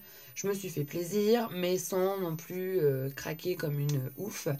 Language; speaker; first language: French; native; French